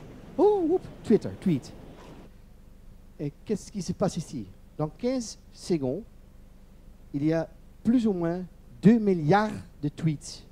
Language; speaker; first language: French; non-native, learner; Dutch